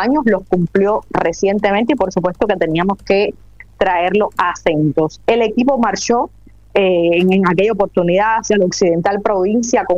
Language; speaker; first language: Spanish; native; Spanish